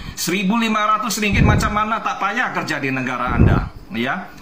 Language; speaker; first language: Indonesian; native; Indonesian